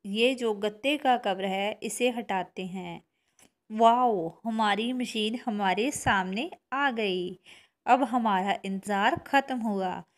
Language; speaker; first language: Hindi; non-native, local second language; Punjabi